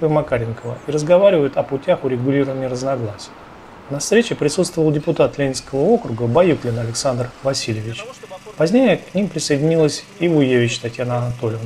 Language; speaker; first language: Russian; native; Russian